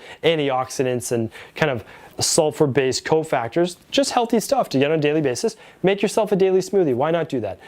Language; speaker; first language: English; native; English